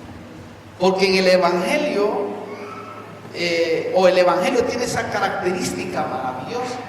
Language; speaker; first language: Spanish; native; Spanish